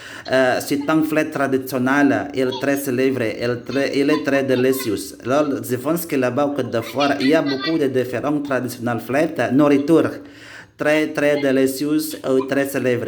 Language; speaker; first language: French; non-native, learner; Indonesian